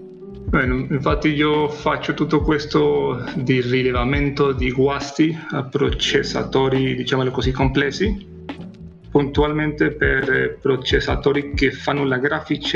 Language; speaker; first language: Italian; non-native, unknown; Spanish